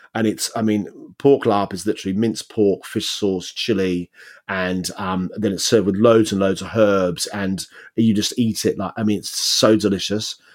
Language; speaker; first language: English; native; English